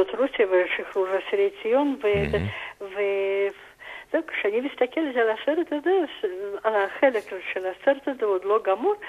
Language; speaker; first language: Hebrew; non-native, fluent; Russian